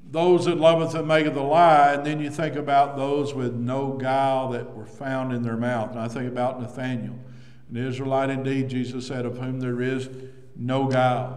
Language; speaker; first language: English; native; English